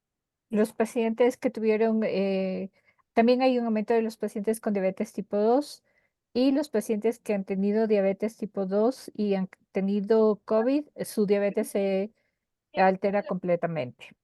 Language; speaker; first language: Spanish; native; Spanish